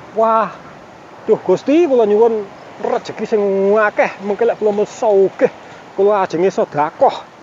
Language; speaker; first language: Indonesian; non-native, local second language; Javanese